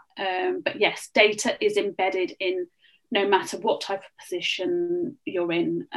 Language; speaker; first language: English; native; English